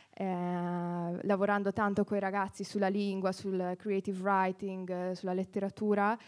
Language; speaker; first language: Italian; early bilingual, heritage; Italian